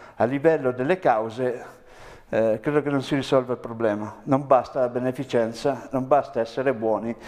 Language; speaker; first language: Italian; native; Italian